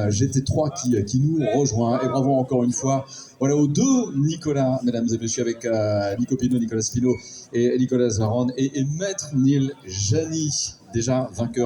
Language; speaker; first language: French; native; French